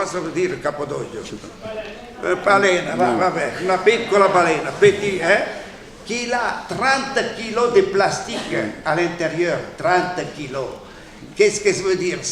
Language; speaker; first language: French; non-native, fluent; Italian